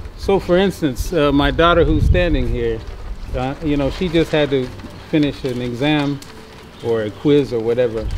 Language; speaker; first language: English; native; English